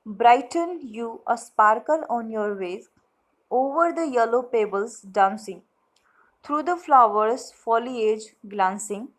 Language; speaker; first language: English; non-native, local second language; Gujarati